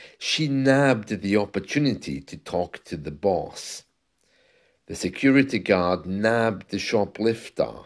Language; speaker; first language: English; native; English